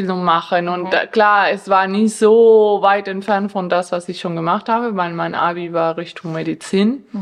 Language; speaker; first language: German; non-native, fluent; Spanish